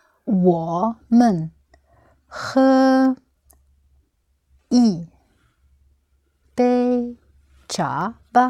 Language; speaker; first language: Chinese; non-native, learner; English